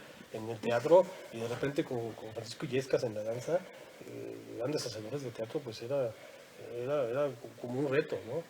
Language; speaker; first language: Spanish; native; Spanish